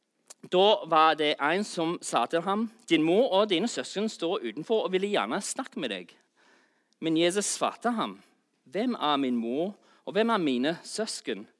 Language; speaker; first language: Norwegian; non-native, fluent; English